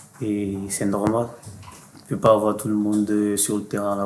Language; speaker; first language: French; non-native, fluent; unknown